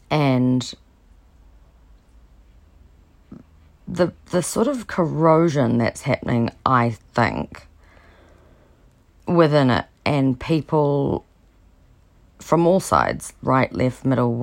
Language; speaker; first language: English; native; English